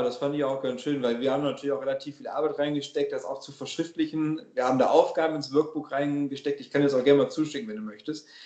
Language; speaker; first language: German; native; German